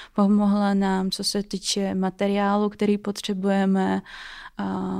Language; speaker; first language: Czech; non-native, fluent; Russian